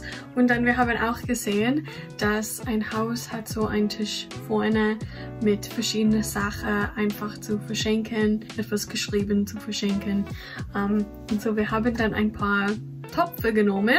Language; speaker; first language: German; non-native, fluent; English